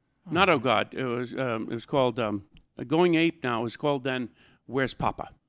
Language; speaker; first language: English; native; English